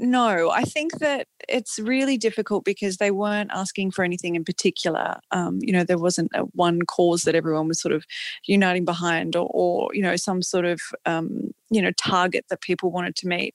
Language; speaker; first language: English; native; English